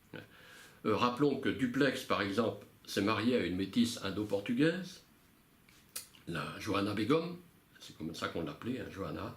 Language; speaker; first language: French; native; French